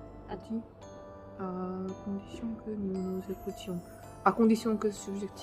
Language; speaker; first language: French; non-native, fluent; Korean